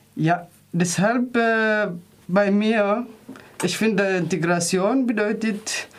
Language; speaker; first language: German; non-native, fluent; Arabic